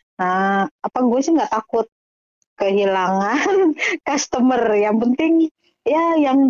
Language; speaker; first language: Indonesian; native; Indonesian